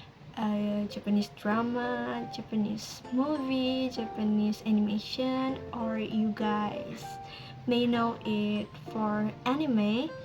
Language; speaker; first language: English; non-native, learner; Indonesian